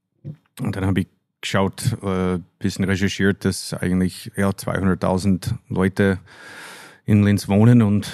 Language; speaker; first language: German; non-native, fluent; English